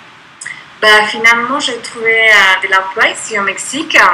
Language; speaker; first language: French; non-native, fluent; Spanish